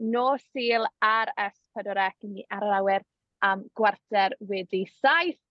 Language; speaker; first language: Welsh; native; Welsh